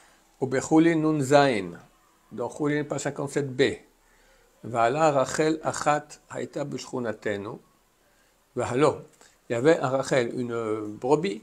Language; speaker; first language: French; native; French